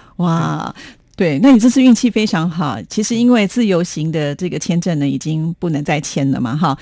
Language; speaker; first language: Chinese; native; Chinese